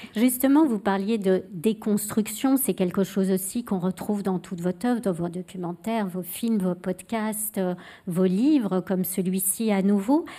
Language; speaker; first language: French; native; French